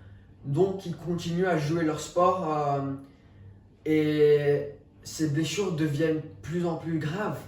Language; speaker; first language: French; non-native, fluent; English